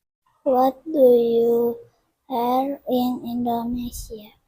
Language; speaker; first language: English; non-native, learner; Indonesian